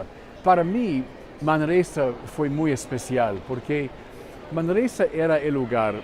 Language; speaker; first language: Spanish; non-native, fluent; English